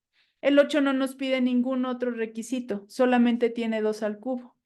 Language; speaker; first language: Spanish; native; Spanish